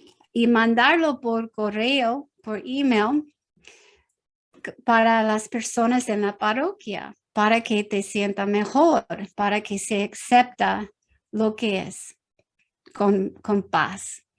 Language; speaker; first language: Spanish; non-native, learner; English